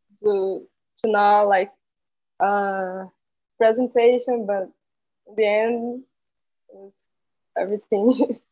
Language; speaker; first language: English; non-native, learner; Portuguese